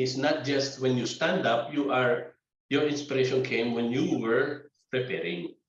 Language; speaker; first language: English; non-native, local second language; Filipino